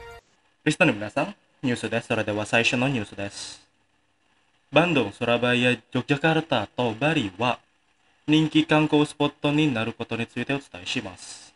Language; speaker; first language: Japanese; non-native, fluent; Indonesian